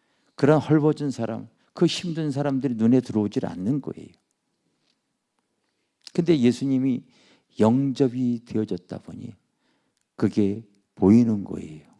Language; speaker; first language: Korean; native; Korean